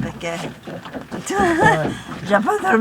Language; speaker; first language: French; non-native, learner; Italian